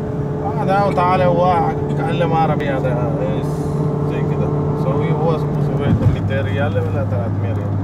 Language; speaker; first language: Arabic; non-native, learner; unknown